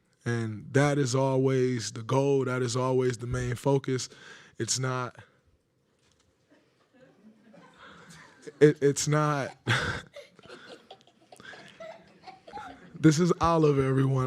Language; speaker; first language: English; native; English